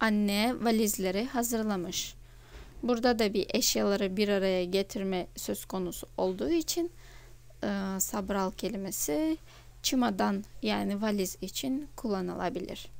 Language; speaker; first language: Turkish; non-native, fluent; Russian